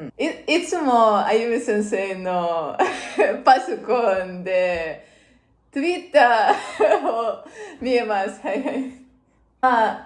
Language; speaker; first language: Japanese; non-native, learner; Russian